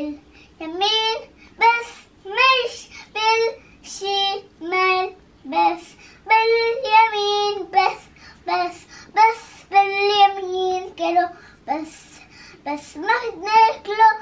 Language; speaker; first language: Arabic; early bilingual, heritage; Arabic